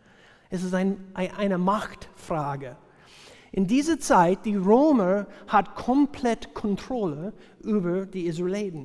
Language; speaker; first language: German; non-native, fluent; English